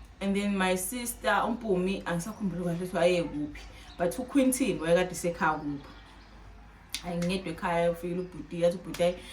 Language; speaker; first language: Zulu; native; Zulu